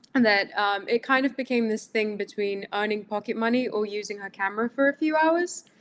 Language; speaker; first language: English; early bilingual, other home language; Greek